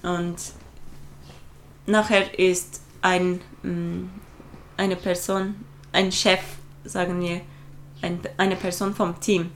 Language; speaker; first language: German; non-native, fluent; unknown